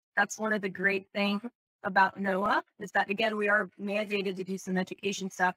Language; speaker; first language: English; native; English